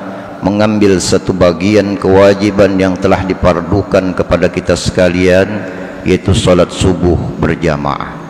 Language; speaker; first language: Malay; non-native, local second language; Banjar